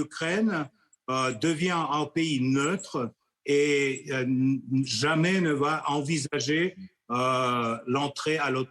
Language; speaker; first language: French; non-native, fluent; Russian